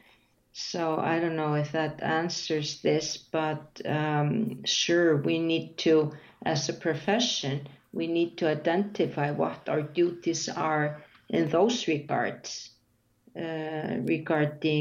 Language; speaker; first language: English; non-native, fluent; Icelandic